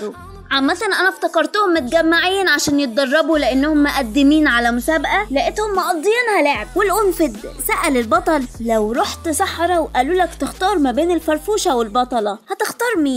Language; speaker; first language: Arabic; native; Arabic